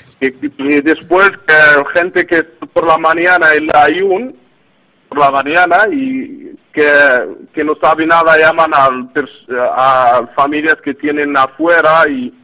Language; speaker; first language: Spanish; non-native, learner; Arabic